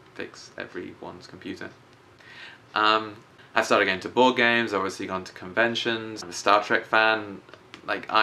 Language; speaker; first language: English; native; English